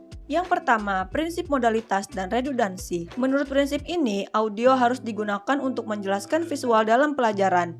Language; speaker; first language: Indonesian; native; Indonesian